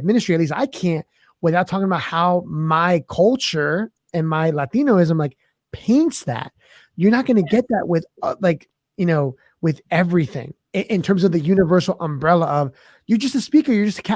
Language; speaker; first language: English; native; English